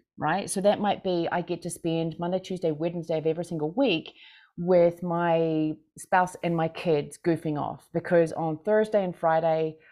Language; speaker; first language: English; native; English